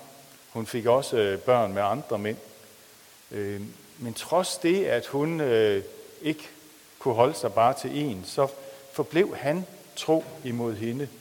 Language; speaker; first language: Danish; native; Danish